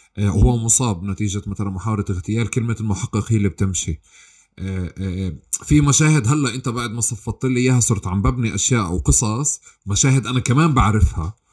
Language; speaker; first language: Arabic; native; Arabic